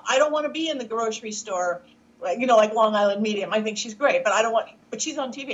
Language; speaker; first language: English; native; English